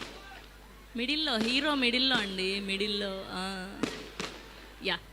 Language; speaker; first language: Telugu; native; Telugu